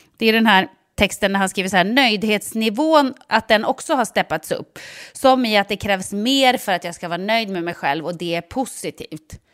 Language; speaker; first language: Swedish; native; Swedish